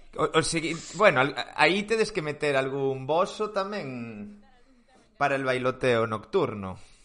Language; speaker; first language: Galician; non-native, local second language; Spanish